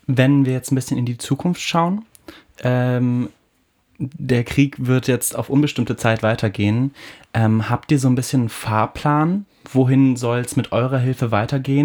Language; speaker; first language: German; native; German